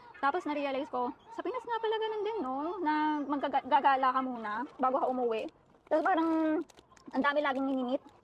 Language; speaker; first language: Filipino; native; Filipino